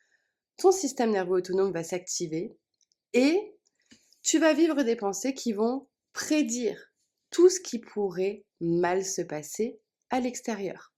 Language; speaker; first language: French; native; French